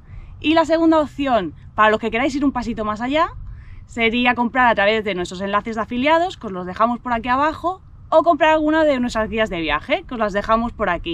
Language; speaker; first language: Spanish; native; Spanish